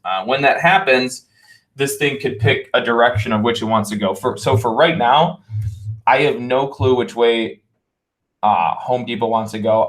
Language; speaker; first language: English; native; English